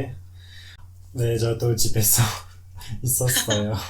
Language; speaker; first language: Korean; non-native, learner; French